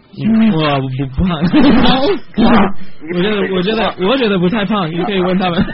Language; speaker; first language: Chinese; non-native, learner; English